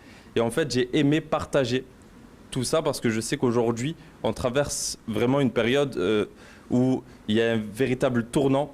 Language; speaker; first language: French; native; French